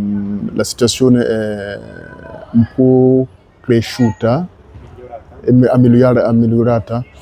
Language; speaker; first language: Italian; non-native, learner; French